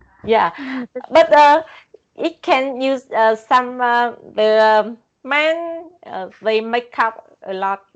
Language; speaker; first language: English; non-native, learner; Vietnamese